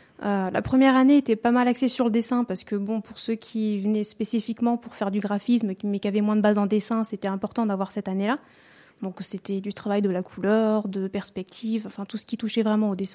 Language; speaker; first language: French; native; French